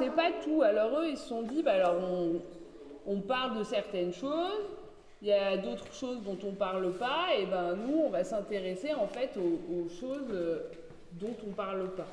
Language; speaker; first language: French; native; French